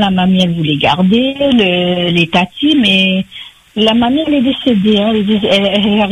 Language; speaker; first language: French; non-native, local second language; Réunion Creole French